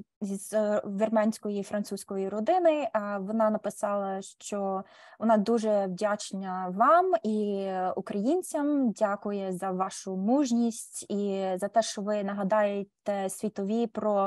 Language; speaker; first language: Ukrainian; early bilingual, heritage; Ukrainian